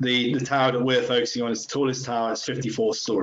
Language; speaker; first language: English; native; English